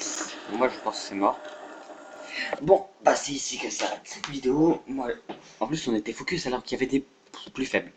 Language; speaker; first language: French; native; French